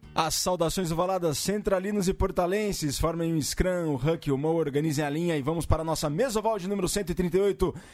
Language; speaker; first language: Portuguese; native; Portuguese